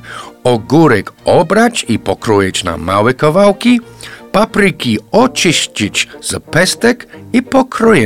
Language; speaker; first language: Polish; non-native, fluent; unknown